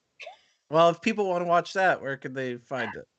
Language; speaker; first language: English; native; English